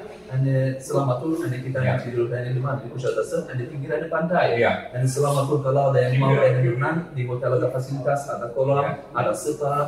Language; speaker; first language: Indonesian; non-native, learner; Turkish